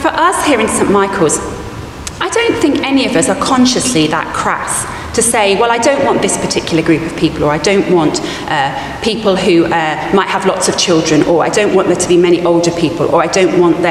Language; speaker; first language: English; native; English